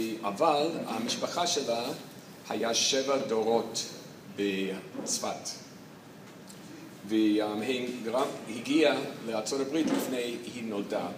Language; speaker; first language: Hebrew; non-native, fluent; English